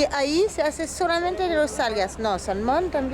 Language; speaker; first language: Spanish; non-native, learner; French